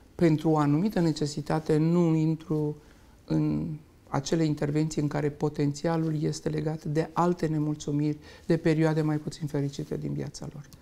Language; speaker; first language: Romanian; native; Romanian